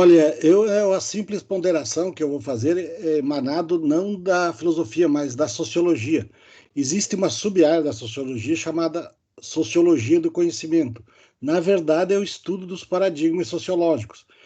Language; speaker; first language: Portuguese; native; Portuguese